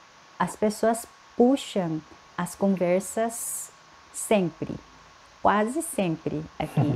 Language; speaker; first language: Portuguese; non-native, fluent; Korean